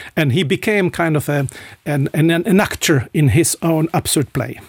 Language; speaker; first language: English; non-native, fluent; Czech